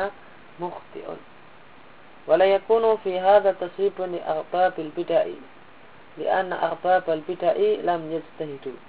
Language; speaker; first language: Arabic; non-native, fluent; Indonesian